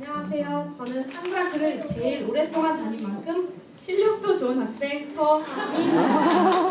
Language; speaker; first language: Korean; early bilingual, heritage; Korean